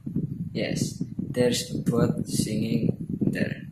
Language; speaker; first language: English; non-native, learner; Indonesian